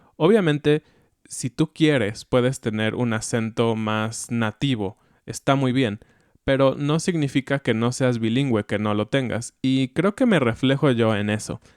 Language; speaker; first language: Spanish; native; Spanish